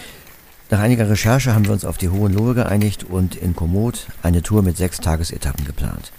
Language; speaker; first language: German; native; German